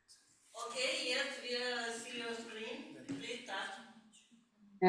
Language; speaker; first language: English; non-native, learner; Ukrainian